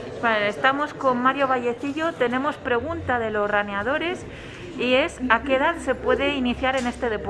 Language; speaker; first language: Spanish; native; Spanish